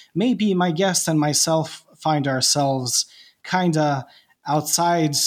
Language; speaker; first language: English; non-native, fluent; Bosnian